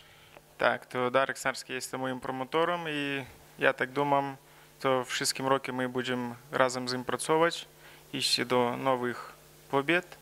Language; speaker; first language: Polish; non-native, learner; Russian